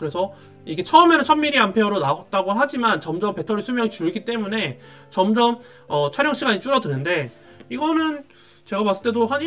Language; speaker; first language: Korean; native; Korean